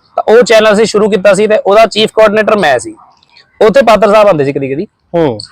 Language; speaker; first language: Punjabi; non-native, local second language; Hindi